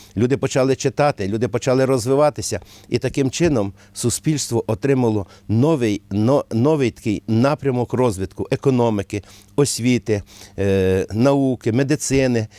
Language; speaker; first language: Ukrainian; native; Ukrainian